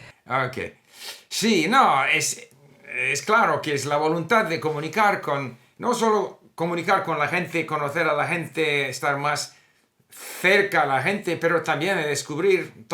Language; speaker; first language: Spanish; non-native, fluent; English